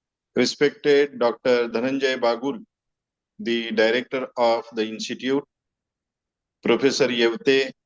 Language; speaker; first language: English; non-native, local second language; Marathi